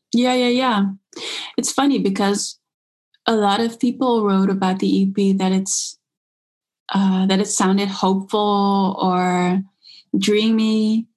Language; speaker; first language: English; early bilingual, other home language; Dutch